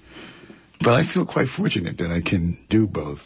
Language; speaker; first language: English; native; English